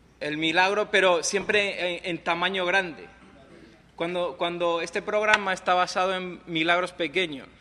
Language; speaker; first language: Spanish; non-native, local second language; English